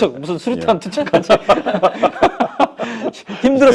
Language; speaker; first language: Korean; native; Korean